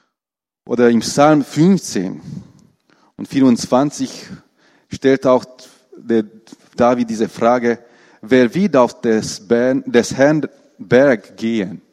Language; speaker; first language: German; non-native, fluent; Romanian